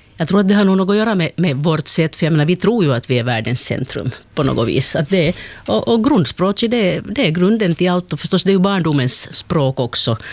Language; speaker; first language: Swedish; native; Swedish